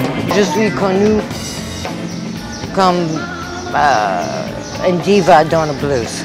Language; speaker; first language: French; non-native, fluent; English